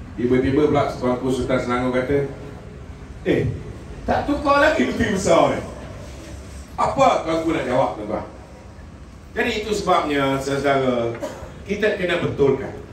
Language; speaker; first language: Malay; native; Malay